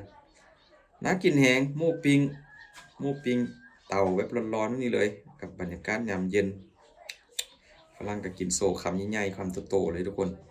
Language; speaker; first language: Thai; non-native, local second language; Northeastern Thai